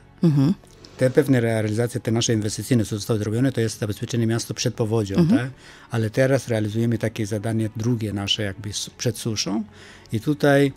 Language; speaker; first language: Polish; non-native, fluent; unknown